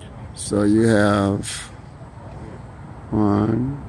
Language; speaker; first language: English; native; English